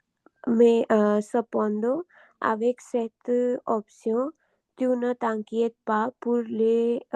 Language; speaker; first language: French; non-native, learner; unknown